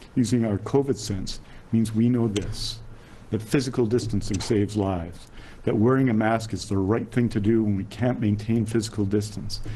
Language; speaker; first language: English; native; English